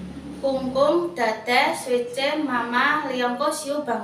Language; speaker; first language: Cantonese; non-native, learner; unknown